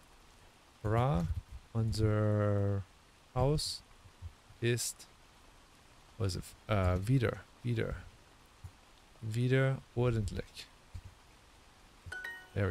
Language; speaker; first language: German; non-native, learner; English